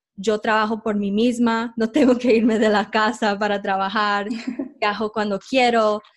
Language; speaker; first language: Spanish; early bilingual, heritage; Spanish